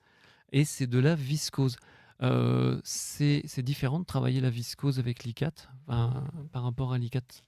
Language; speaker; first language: French; native; French